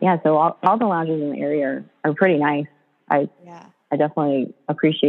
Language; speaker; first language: English; native; English